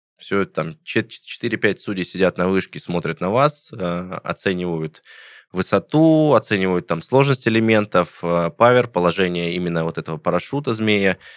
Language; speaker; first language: Russian; native; Russian